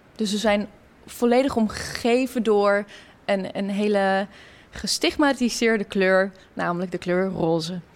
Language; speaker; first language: Dutch; native; Dutch